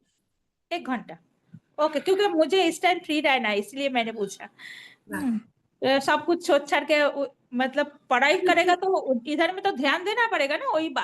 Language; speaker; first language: Hindi; non-native, local second language; Bangla